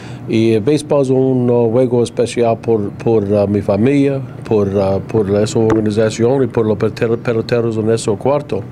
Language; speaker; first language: Spanish; non-native, learner; English